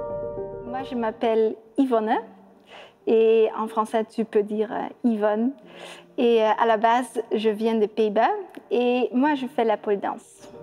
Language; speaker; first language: French; non-native, fluent; Dutch